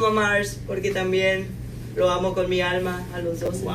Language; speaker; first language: Spanish; native; Spanish